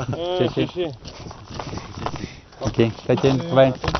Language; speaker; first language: Chinese; non-native, learner; French